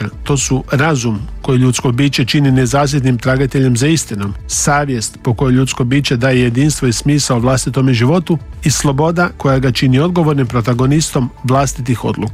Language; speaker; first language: Bosnian; native; Bosnian